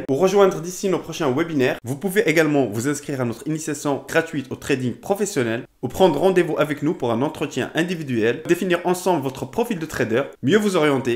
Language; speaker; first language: French; native; French